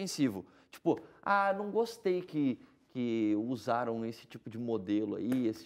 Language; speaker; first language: Portuguese; native; Portuguese